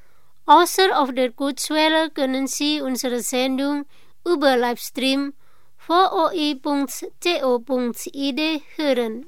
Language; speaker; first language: German; non-native, fluent; Indonesian